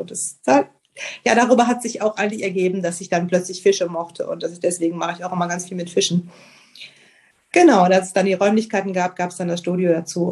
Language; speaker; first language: German; native; German